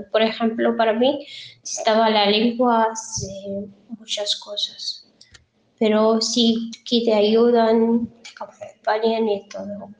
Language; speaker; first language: Spanish; non-native, fluent; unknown